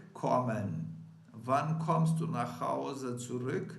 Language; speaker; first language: German; non-native, fluent; Portuguese